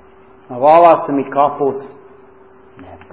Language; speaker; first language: Hungarian; non-native, fluent; English